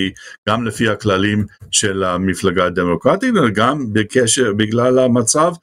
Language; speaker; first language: Hebrew; non-native, fluent; English